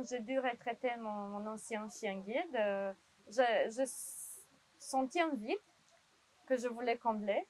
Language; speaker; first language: French; non-native, fluent; Romanian